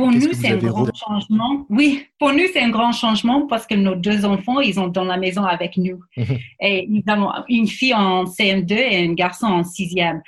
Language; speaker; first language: French; non-native, fluent; English